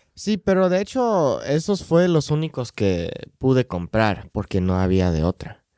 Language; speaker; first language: Spanish; non-native, fluent; English